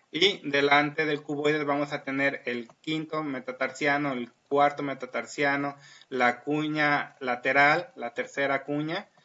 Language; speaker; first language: Spanish; native; Spanish